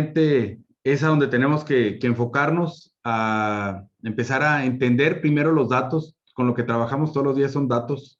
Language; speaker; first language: Spanish; native; Spanish